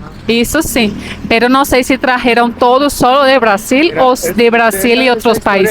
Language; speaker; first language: Spanish; non-native, fluent; Portuguese